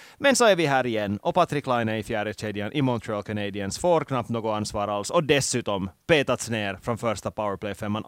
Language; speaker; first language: Swedish; native; Swedish